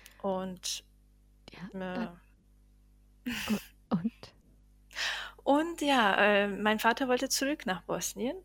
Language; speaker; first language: German; non-native, fluent; Bosnian